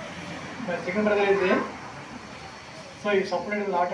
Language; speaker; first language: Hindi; non-native, local second language; Telugu